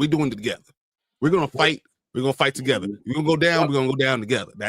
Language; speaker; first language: English; native; English